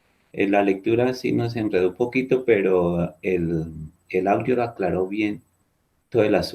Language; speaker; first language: Spanish; native; Spanish